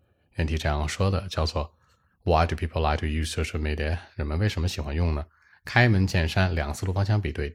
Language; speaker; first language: Chinese; native; Chinese